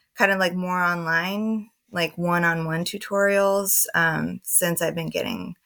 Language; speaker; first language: English; native; English